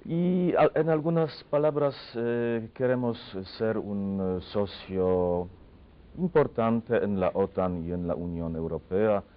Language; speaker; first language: Spanish; non-native, fluent; Polish